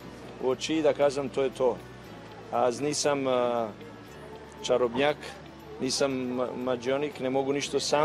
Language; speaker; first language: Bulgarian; non-native, learner; Macedonian